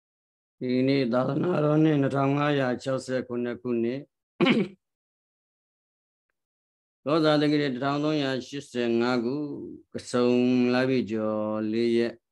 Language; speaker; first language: Burmese; native; Burmese